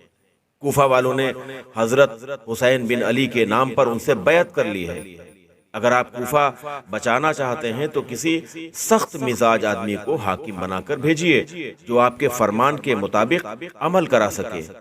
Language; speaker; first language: Urdu; native; Urdu